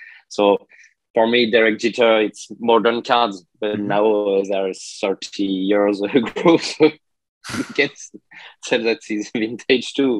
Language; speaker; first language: English; non-native, learner; French